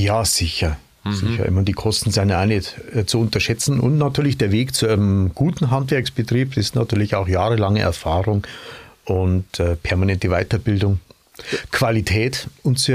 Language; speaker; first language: German; native; German